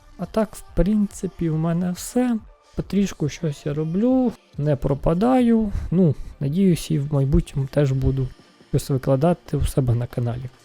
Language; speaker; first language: Ukrainian; non-native, local second language; Russian